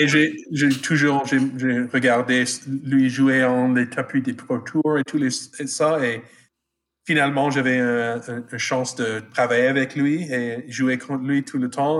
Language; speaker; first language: French; non-native, fluent; English